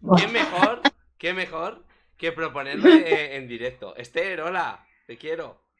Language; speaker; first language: Spanish; native; Spanish